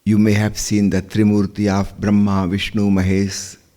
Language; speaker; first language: English; non-native, local second language; Hindi